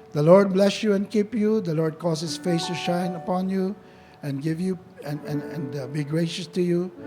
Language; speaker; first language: English; non-native, local second language; Filipino